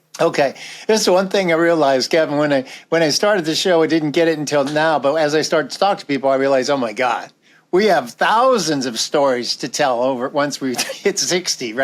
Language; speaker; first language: English; native; English